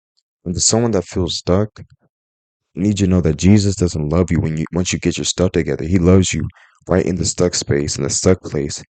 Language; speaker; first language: English; native; English